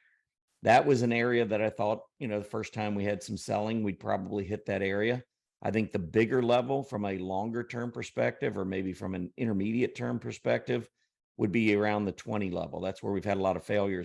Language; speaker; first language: English; native; English